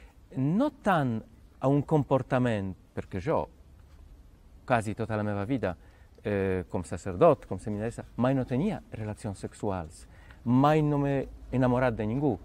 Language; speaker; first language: Catalan; non-native, fluent; Polish